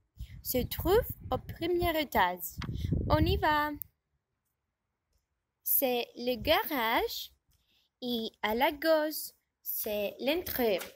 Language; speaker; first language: French; non-native, learner; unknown